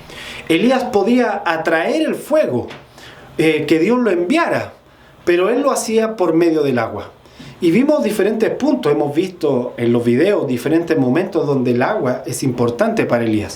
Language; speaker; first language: Spanish; native; Spanish